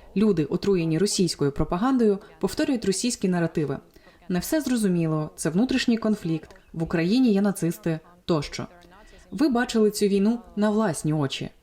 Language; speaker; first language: Ukrainian; native; Ukrainian